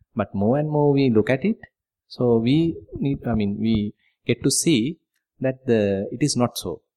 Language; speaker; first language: English; non-native, local second language; Sinhala